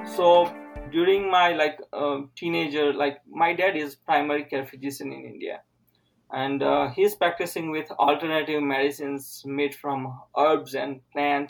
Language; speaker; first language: English; non-native, local second language; Gujarati